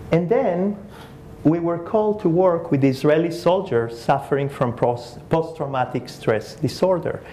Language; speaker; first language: English; early bilingual, other home language; Spanish